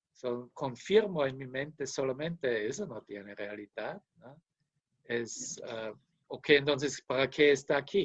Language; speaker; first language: Spanish; non-native, fluent; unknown